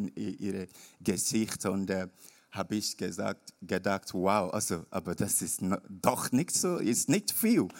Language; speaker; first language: German; non-native, learner; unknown